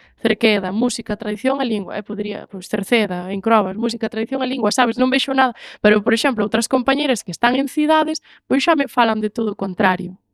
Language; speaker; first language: Galician; native; Galician